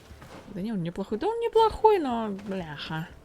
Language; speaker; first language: Russian; native; Russian